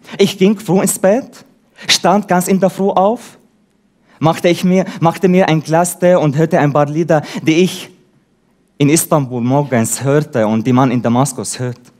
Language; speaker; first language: German; non-native, fluent; Arabic